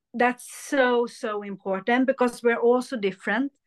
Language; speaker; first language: English; early bilingual, other home language; Hindi